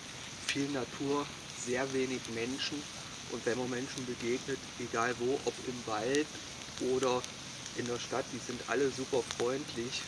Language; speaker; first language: German; native; German